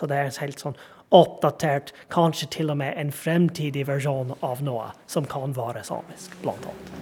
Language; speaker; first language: Norwegian; non-native, fluent; English